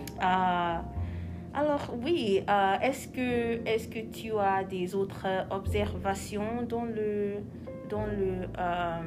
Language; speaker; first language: French; non-native, learner; English